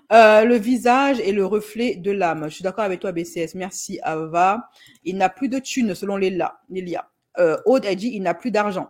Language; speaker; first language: French; native; French